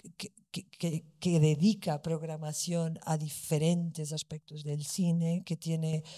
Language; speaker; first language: Spanish; non-native, fluent; Portuguese